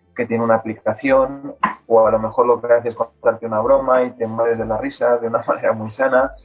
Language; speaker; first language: Spanish; native; Spanish